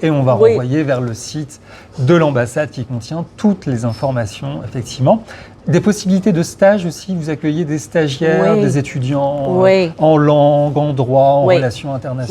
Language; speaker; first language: French; native; French